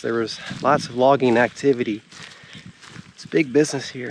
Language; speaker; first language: English; native; English